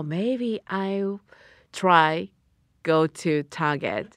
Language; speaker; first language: English; non-native, learner; Japanese